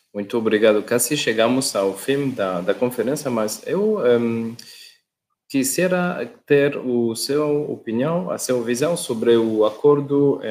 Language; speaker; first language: Portuguese; non-native, learner; Spanish